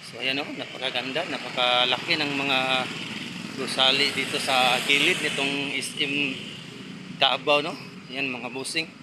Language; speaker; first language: Filipino; non-native, local second language; Cebuano